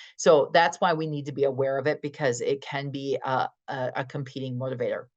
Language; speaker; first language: English; native; English